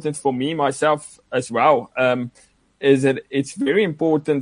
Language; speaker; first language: English; non-native, local second language; Afrikaans